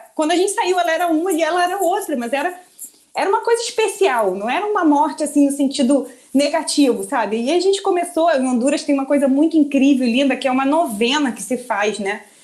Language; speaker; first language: Portuguese; early bilingual, other home language; Spanish